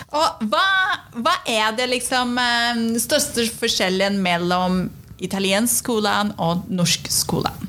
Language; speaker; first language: Norwegian; non-native, fluent; Portuguese